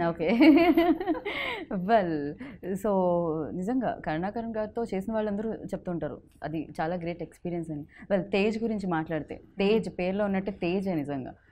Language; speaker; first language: Telugu; native; Telugu